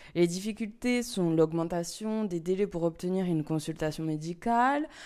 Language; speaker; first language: French; native; French